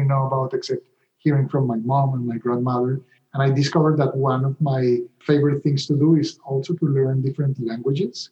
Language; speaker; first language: English; non-native, fluent; Spanish